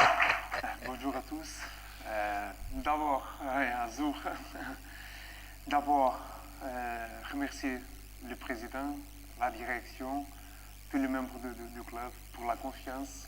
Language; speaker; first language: French; non-native, fluent; Portuguese